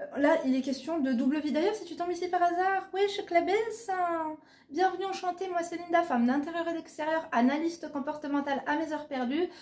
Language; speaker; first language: French; native; French